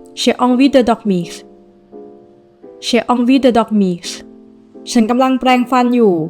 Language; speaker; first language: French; non-native, learner; Thai